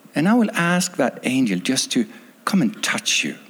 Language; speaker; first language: English; non-native, fluent; Swedish